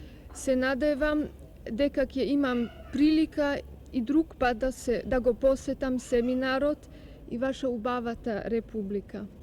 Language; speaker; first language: Macedonian; non-native, learner; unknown